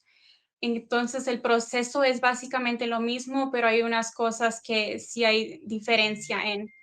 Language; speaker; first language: Spanish; early bilingual, heritage; Spanish